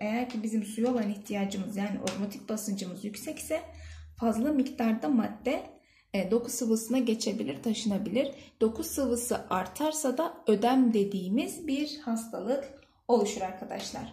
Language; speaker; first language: Turkish; native; Turkish